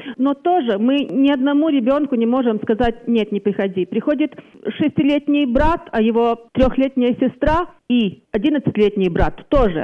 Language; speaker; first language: Russian; non-native, local second language; Latvian